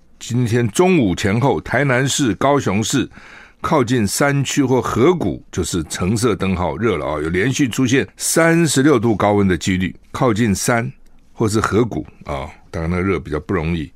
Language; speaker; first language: Chinese; native; Chinese